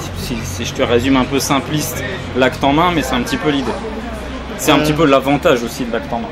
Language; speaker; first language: French; native; French